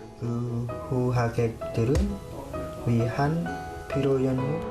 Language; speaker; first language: Korean; non-native, learner; Khmer